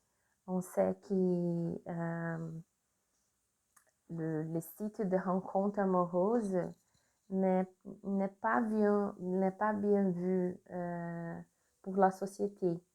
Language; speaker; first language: French; non-native, learner; Portuguese